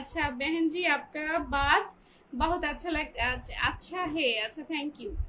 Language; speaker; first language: Hindi; non-native, learner; Bangla